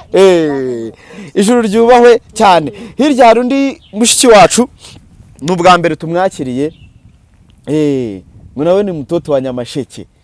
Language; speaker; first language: Kinyarwanda; native; Kinyarwanda